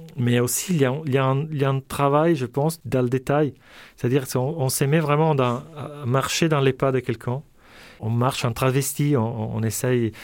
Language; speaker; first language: French; non-native, fluent; Italian